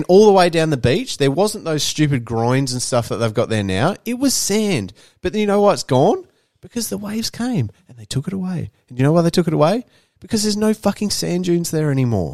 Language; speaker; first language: English; native; English